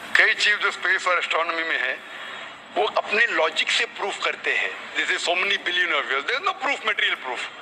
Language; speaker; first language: Hindi; non-native, local second language; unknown